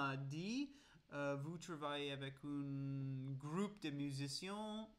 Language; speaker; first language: French; non-native, learner; English